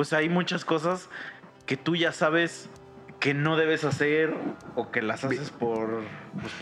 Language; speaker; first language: Spanish; native; Spanish